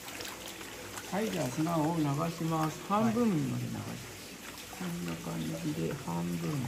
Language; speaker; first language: Japanese; native; Japanese